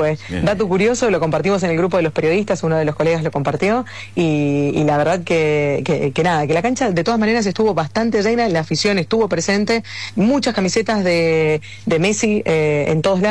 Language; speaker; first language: Spanish; native; Spanish